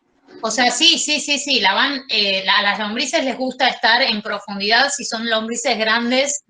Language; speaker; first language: Spanish; native; Spanish